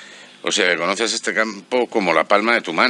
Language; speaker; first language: Spanish; native; Spanish